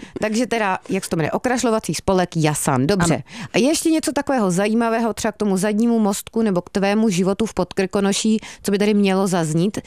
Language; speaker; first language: Czech; native; Czech